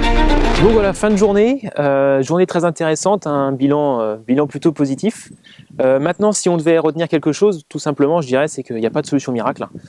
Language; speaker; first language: French; native; French